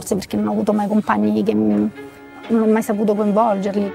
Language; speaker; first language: Italian; native; Italian